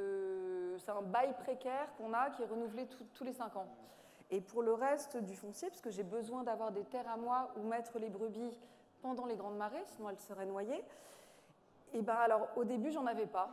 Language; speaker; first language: French; native; French